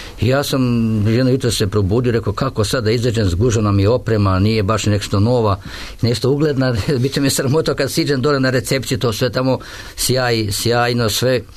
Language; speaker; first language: Serbian; native; Serbian